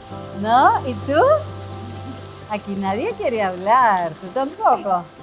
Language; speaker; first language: Spanish; native; Spanish